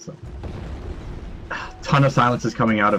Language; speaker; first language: English; native; English